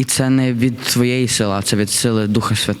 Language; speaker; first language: Ukrainian; early bilingual, heritage; Ukrainian